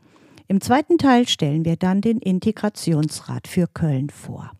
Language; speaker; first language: German; native; German